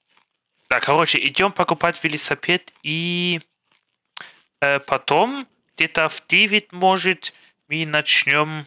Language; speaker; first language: Russian; non-native, fluent; German